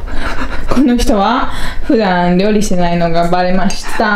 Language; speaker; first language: Japanese; non-native, fluent; Chinese